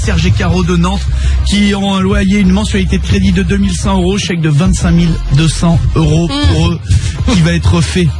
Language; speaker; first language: French; native; French